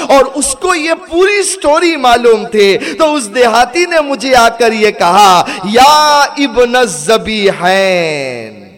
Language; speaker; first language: Urdu; early bilingual, heritage; Urdu